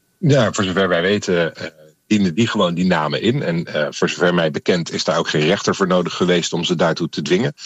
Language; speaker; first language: Dutch; native; Dutch